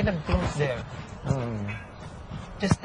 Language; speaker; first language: English; non-native, learner; Filipino